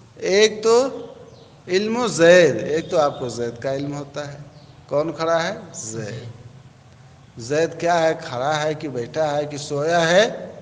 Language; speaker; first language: Urdu; native; Urdu